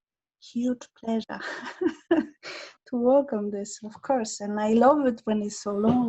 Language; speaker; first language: English; non-native, learner; Polish